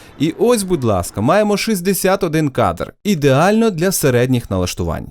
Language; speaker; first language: Ukrainian; non-native, local second language; Russian